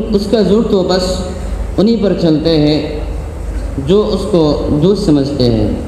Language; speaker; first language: Urdu; non-native, local second language; Bangla